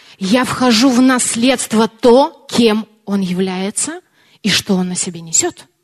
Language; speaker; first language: Russian; early bilingual, heritage; Russian